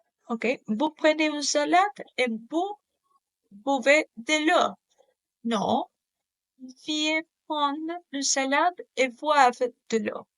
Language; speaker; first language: French; non-native, learner; Spanish